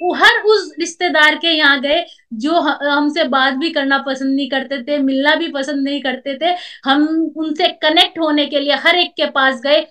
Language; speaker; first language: Hindi; native; Hindi